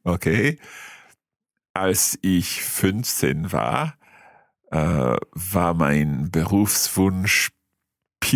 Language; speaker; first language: German; non-native, fluent; English